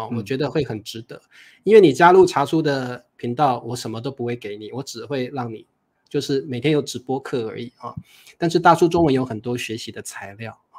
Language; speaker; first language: Chinese; native; Chinese